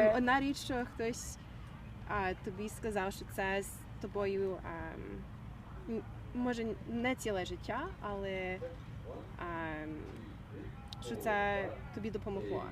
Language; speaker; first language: Ukrainian; early bilingual, heritage; Ukrainian